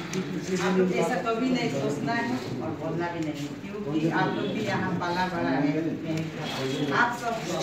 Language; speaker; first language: Hindi; non-native, local second language; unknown